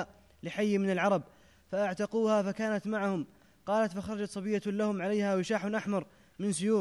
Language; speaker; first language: Arabic; native; Arabic